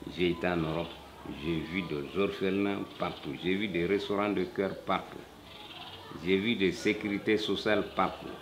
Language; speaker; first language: French; non-native, local second language; Bambara